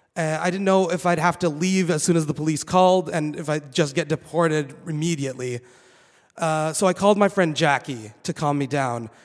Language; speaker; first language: English; non-native, fluent; Arabic